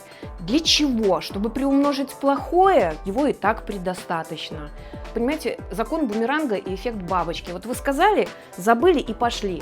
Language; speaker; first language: Russian; native; Russian